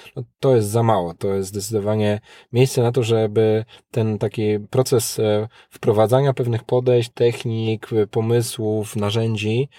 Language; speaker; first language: Polish; native; Polish